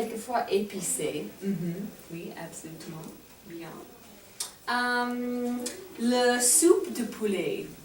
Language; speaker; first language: French; non-native, fluent; English